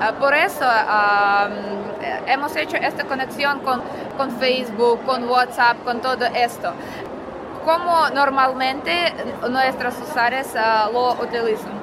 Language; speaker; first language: Spanish; non-native, learner; Russian